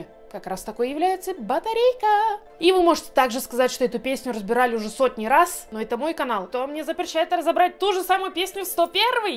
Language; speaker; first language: Russian; native; Russian